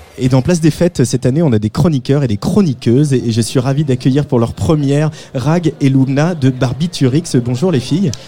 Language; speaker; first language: French; native; French